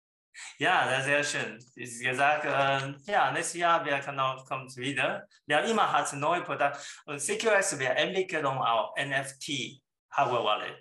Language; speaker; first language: German; non-native, learner; Chinese